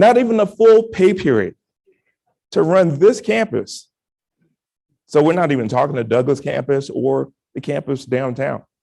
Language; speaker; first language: English; native; English